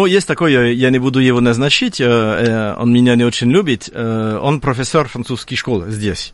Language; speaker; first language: Russian; non-native, fluent; French